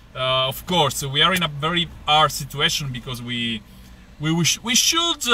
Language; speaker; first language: English; non-native, fluent; Italian